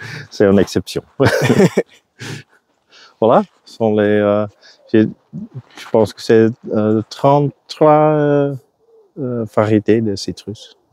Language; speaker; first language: French; non-native, local second language; Dutch